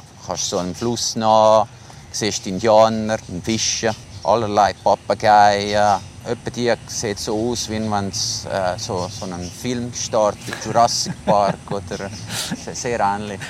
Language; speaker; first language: German; non-native, local second language; Italian